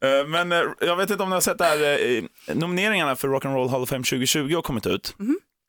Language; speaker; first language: Swedish; native; Swedish